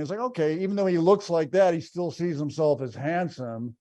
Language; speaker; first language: English; native; English